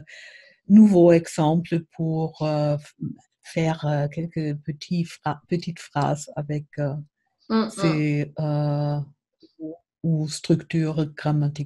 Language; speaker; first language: French; non-native, fluent; German